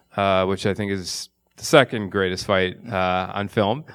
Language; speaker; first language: English; native; English